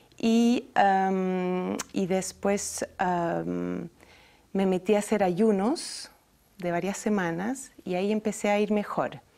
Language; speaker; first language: Spanish; non-native, fluent; French